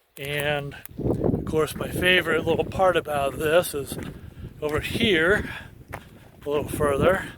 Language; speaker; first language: English; native; English